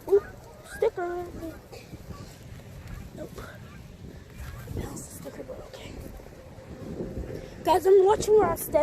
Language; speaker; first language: English; native; English